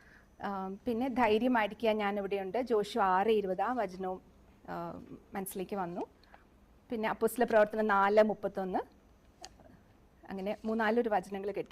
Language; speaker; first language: Malayalam; native; Malayalam